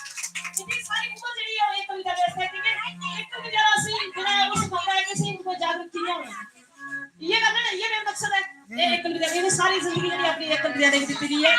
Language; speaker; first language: Hindi; non-native, local second language; Punjabi